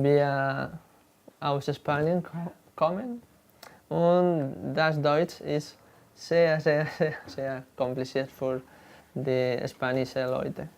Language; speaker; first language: German; non-native, learner; Spanish